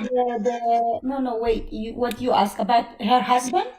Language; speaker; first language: English; non-native, fluent; Italian